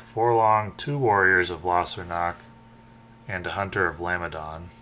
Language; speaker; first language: English; native; English